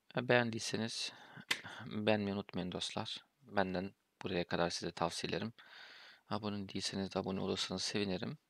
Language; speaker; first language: Turkish; early bilingual, heritage; Turkish